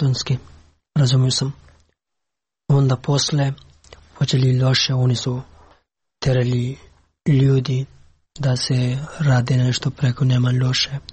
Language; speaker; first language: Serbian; non-native, learner; Pashto